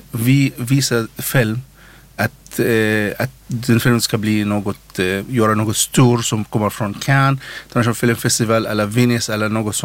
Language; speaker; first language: Swedish; non-native, learner; Arabic